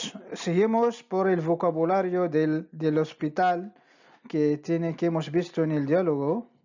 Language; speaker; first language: Spanish; non-native, fluent; Arabic